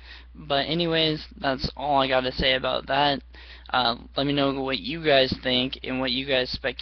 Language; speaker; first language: English; native; English